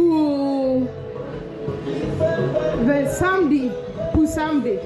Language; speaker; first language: French; non-native, learner; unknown